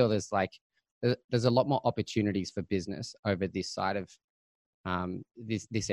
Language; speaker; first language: English; native; English